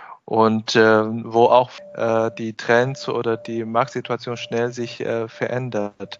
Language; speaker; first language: German; non-native, fluent; Chinese